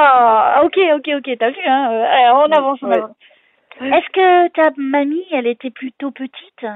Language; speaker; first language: French; native; French